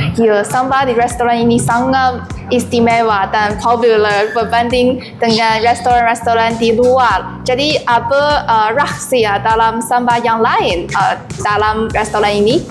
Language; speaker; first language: Malay; non-native, learner; Chinese